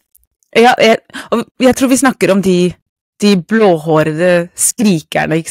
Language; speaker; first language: Norwegian; non-native, fluent; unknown